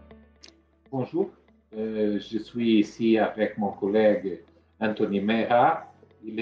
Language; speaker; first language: French; non-native, fluent; Portuguese